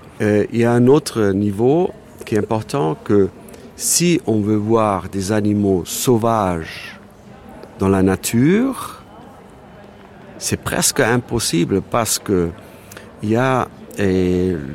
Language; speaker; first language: French; non-native, fluent; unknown